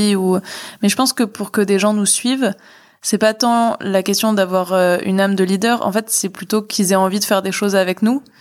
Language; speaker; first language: French; native; French